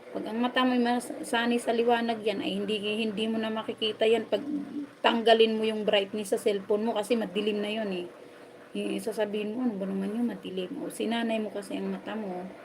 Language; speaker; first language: Filipino; non-native, local second language; Waray